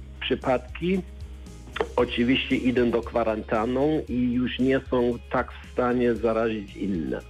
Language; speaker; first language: Polish; non-native, learner; German